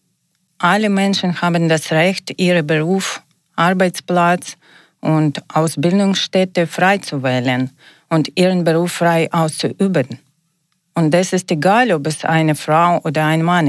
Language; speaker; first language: German; non-native, learner; Ukrainian